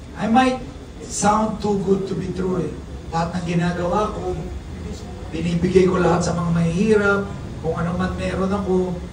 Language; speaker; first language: Filipino; native; Filipino